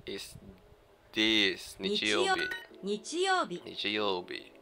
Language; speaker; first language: Japanese; non-native, learner; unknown